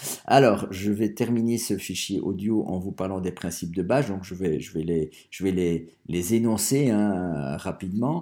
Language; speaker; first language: French; native; French